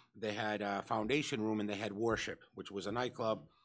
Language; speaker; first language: English; early bilingual, other home language; Spanish